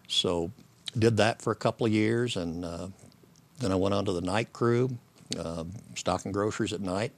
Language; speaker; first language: English; native; English